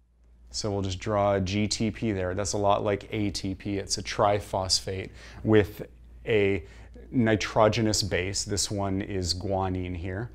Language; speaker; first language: English; native; English